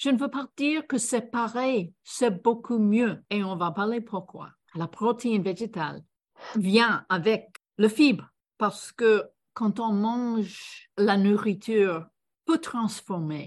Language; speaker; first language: French; non-native, fluent; English